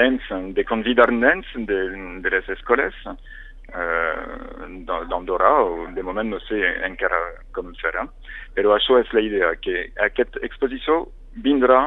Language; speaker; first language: Catalan; non-native, fluent; French